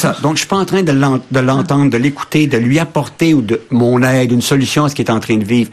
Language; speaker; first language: French; native; French